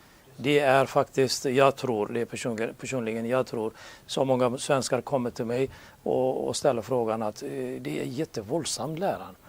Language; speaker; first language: Swedish; non-native, learner; Urdu